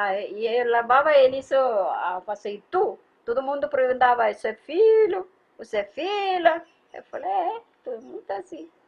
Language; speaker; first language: Portuguese; non-native, learner; Malayalam